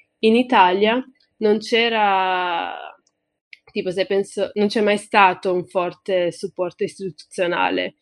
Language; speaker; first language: Italian; early bilingual, other home language; Tigrinya